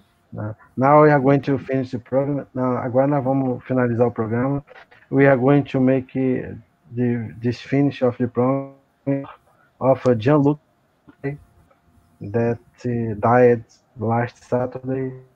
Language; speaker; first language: English; non-native, learner; Portuguese